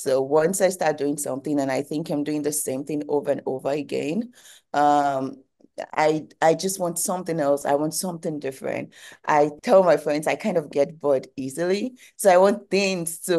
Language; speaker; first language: English; non-native, local second language; Yoruba